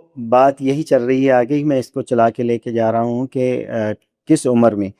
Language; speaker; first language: Urdu; non-native, local second language; Punjabi